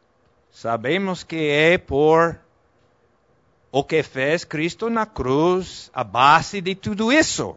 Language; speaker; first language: Portuguese; non-native, fluent; Spanish